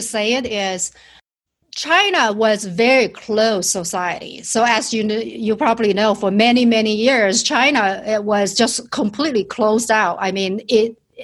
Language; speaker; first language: English; non-native, fluent; Chinese